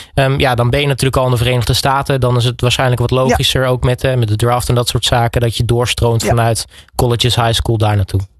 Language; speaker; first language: Dutch; native; Dutch